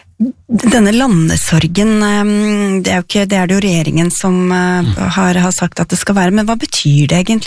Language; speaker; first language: Norwegian; native; Norwegian